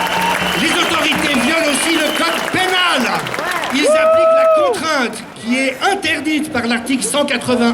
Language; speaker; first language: French; native; French